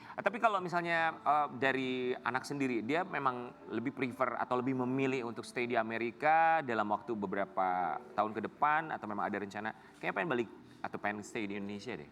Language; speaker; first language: Indonesian; native; Indonesian